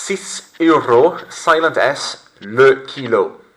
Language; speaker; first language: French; non-native, fluent; English